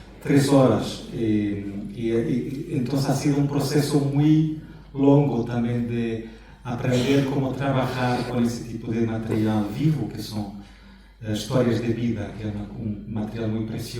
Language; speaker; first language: Spanish; non-native, fluent; Portuguese